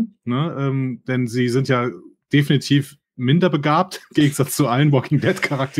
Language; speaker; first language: German; native; German